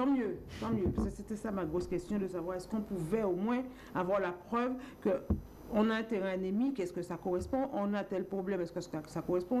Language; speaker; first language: French; native; French